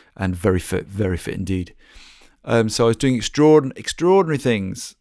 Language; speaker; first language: English; native; English